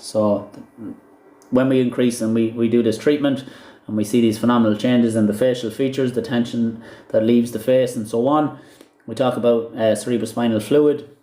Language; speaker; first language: English; native; English